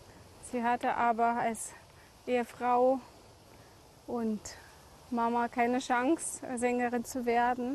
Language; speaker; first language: German; native; German